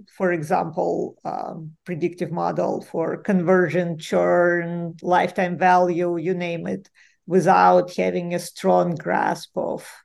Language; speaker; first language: English; non-native, fluent; Ukrainian